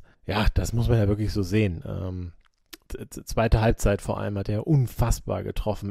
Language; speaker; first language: German; native; German